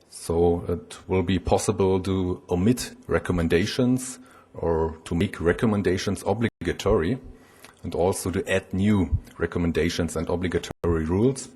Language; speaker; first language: English; non-native, fluent; German